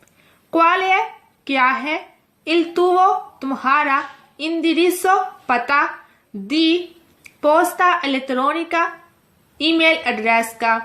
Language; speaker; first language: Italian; non-native, fluent; Urdu